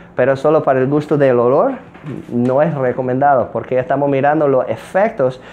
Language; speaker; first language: Spanish; non-native, fluent; English